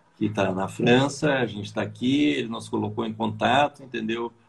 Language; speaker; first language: Portuguese; native; Portuguese